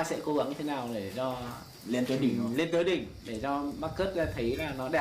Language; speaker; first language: Vietnamese; native; Vietnamese